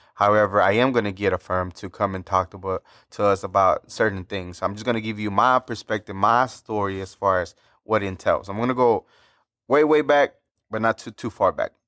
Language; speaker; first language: English; early bilingual, other home language; Spanish